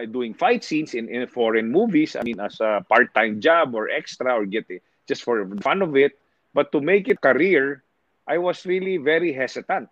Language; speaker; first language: English; non-native, local second language; Hiligaynon